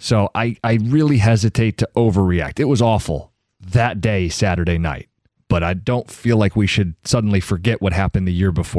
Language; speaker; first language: English; native; English